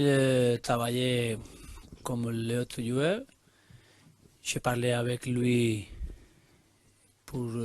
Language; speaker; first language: French; non-native, learner; Spanish